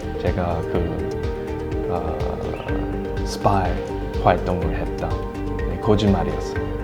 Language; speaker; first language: Korean; non-native, fluent; English